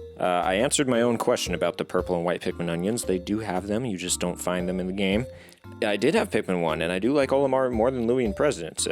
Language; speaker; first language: English; native; English